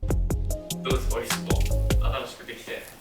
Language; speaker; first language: Japanese; non-native, fluent; Korean